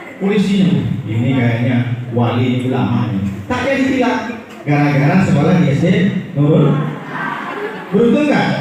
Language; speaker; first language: Indonesian; non-native, local second language; Madurese